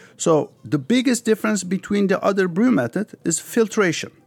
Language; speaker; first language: English; early bilingual, other home language; Turkish